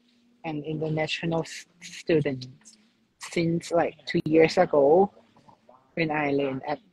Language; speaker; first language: English; non-native, learner; Thai